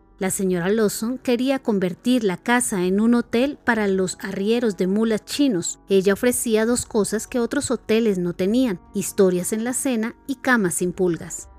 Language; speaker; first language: Spanish; native; Spanish